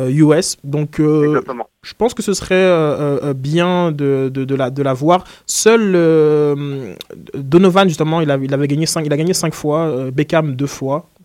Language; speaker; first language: French; native; French